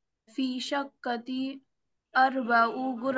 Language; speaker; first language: Arabic; non-native, learner; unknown